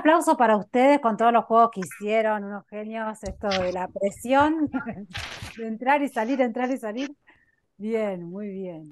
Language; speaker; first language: Spanish; native; Spanish